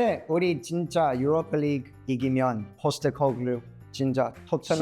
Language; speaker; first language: Korean; non-native, learner; English